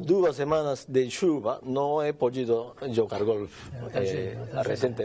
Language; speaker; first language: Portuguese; non-native, learner; Japanese